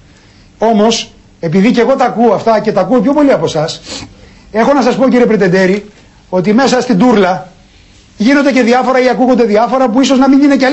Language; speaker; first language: Greek; native; Greek